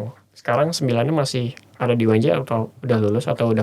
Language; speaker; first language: Indonesian; native; Indonesian